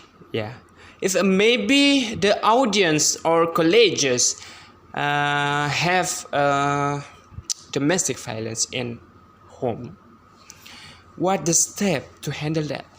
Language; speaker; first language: English; non-native, learner; Indonesian